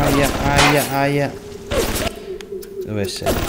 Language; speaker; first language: Italian; native; Italian